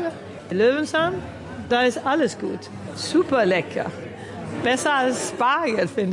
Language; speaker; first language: German; early bilingual, heritage; German